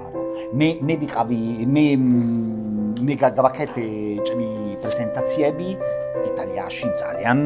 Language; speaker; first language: Georgian; non-native, learner; Italian